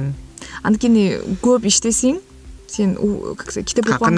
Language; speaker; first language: Kyrgyz; non-native, local second language; Russian